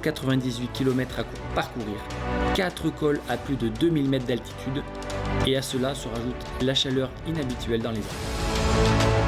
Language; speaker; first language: French; native; French